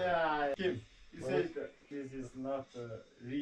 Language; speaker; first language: English; non-native, learner; Mongolian